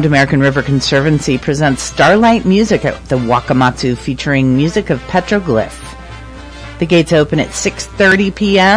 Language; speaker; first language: English; native; English